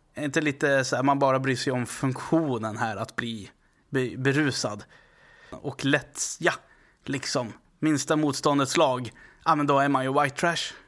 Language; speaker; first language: Swedish; native; Swedish